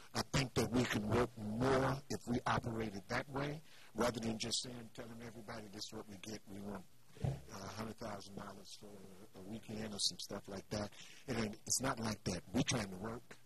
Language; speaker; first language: English; native; English